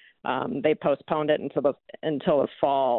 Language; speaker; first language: English; native; English